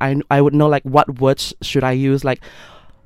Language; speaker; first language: English; non-native, local second language; Malay